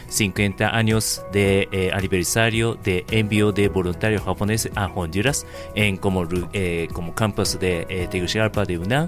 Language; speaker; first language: Spanish; non-native, learner; Japanese